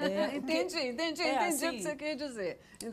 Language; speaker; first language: Portuguese; native; Portuguese